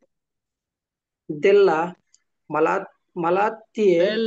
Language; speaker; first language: Italian; non-native, learner; Bangla